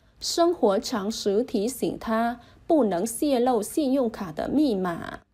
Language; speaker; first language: Chinese; non-native, fluent; Vietnamese